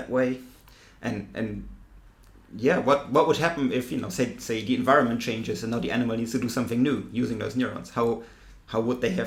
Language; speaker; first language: English; non-native, fluent; German